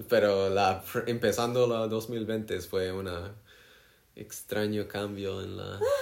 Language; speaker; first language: Spanish; non-native, learner; English